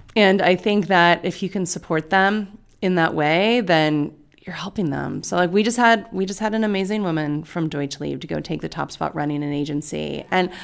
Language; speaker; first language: English; native; English